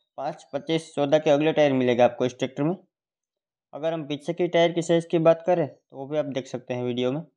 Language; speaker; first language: Hindi; non-native, local second language; Gujarati